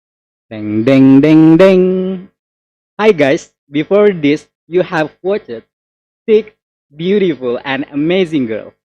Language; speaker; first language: English; non-native, learner; Indonesian